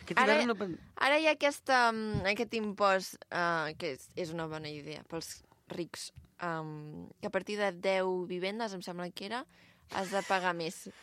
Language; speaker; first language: Catalan; native; Catalan